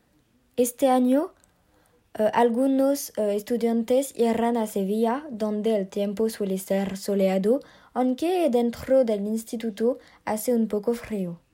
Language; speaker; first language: Spanish; non-native, learner; French